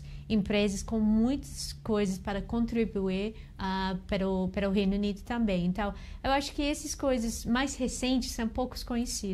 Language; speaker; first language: Portuguese; non-native, learner; English